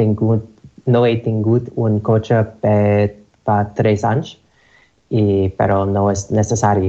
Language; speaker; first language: Catalan; non-native, learner; English